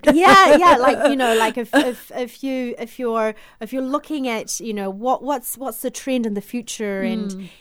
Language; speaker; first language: English; native; English